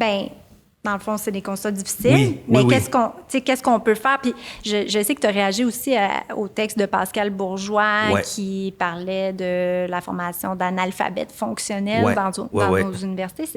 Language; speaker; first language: French; native; French